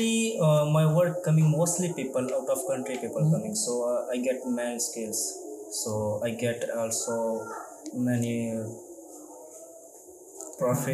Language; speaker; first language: English; non-native, learner; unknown